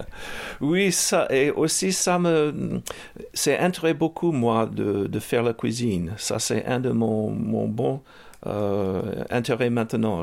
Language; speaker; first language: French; early bilingual, heritage; English